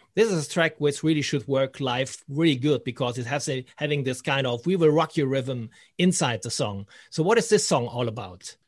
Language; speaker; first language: English; non-native, fluent; German